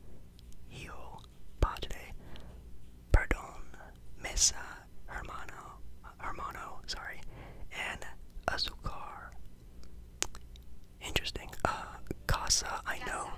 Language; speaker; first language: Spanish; non-native, learner; English